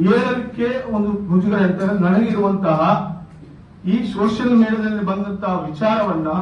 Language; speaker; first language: Kannada; non-native, local second language; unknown